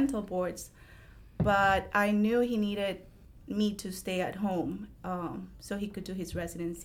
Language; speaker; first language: English; non-native, fluent; Spanish